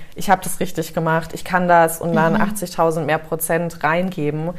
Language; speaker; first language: German; early bilingual, heritage; German